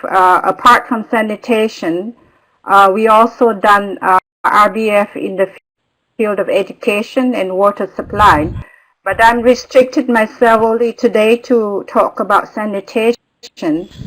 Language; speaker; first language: English; non-native, fluent; Vietnamese